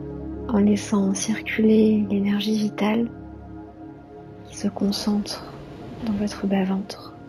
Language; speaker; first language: French; native; French